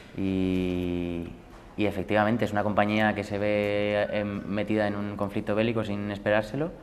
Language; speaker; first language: Spanish; native; Spanish